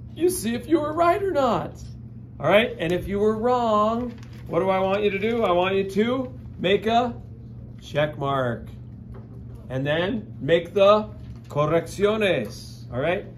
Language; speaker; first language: English; native; English